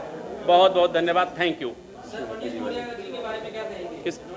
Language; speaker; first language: Hindi; native; Hindi